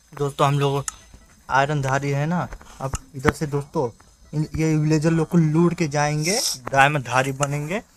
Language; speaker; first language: Hindi; native; Hindi